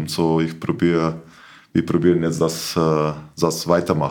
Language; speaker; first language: German; non-native, learner; Slovenian